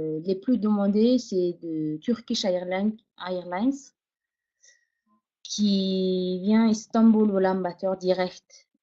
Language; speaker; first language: French; non-native, fluent; Mongolian